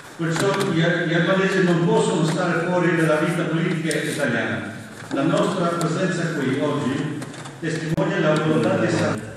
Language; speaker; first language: Italian; non-native, fluent; Albanian